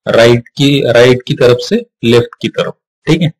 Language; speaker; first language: Hindi; non-native, local second language; Marathi